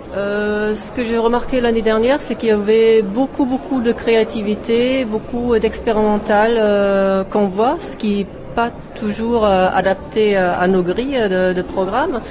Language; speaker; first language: French; non-native, fluent; German